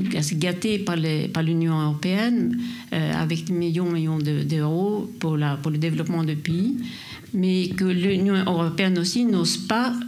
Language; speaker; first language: French; non-native, fluent; Swedish